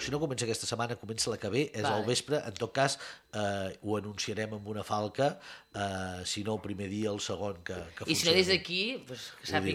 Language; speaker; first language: Catalan; native; Catalan